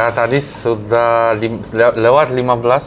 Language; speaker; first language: Indonesian; non-native, fluent; Polish